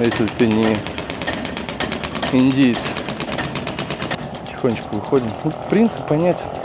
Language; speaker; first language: Russian; native; Russian